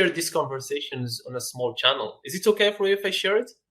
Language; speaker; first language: English; non-native, fluent; Arabic